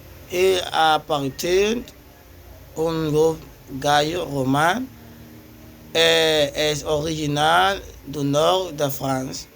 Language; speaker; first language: French; non-native, learner; Spanish